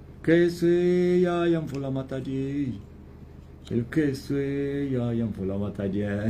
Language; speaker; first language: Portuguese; native; Portuguese